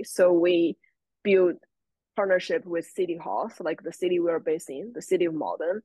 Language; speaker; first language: English; non-native, fluent; Chinese